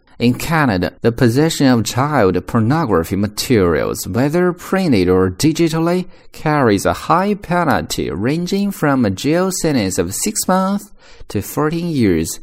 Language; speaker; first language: English; non-native, fluent; Chinese